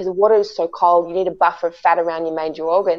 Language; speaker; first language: English; native; English